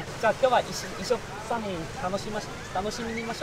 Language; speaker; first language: Japanese; non-native, learner; Malay